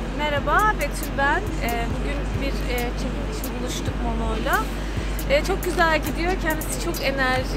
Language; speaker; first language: Turkish; native; Turkish